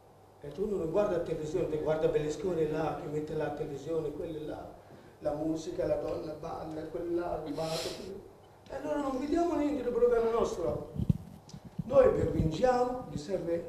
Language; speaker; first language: Italian; non-native, learner; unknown